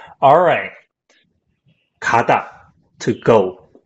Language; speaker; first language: English; non-native, fluent; Korean